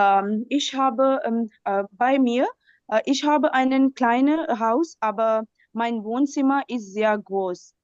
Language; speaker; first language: German; non-native, learner; Urdu